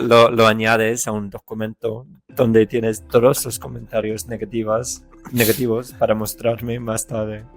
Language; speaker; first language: Spanish; non-native, fluent; English